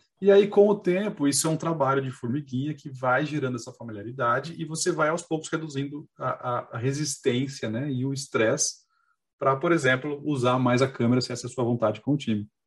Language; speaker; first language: Portuguese; native; Portuguese